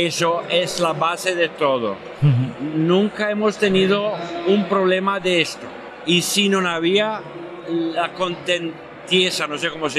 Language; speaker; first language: Spanish; non-native, fluent; Italian